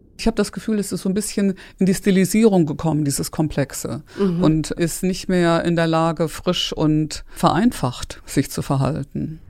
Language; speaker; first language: German; native; German